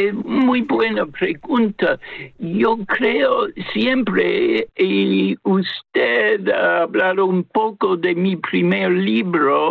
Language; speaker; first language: Spanish; non-native, fluent; English